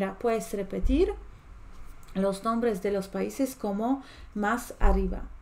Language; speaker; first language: Spanish; non-native, fluent; Polish